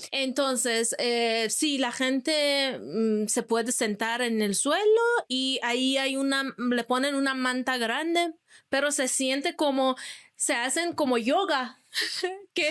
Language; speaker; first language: Spanish; non-native, fluent; Persian